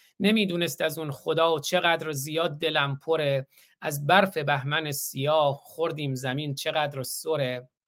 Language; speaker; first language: Persian; native; Persian